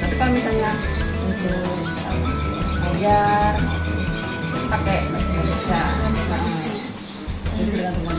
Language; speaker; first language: Indonesian; non-native, local second language; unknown